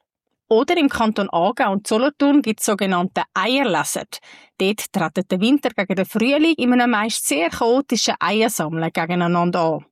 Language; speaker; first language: German; native; German